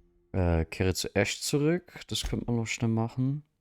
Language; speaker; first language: German; native; German